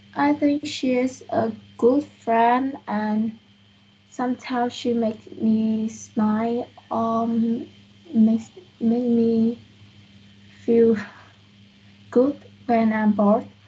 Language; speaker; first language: English; non-native, learner; Vietnamese